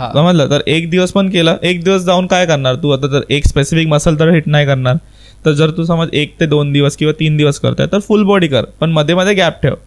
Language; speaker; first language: Marathi; non-native, local second language; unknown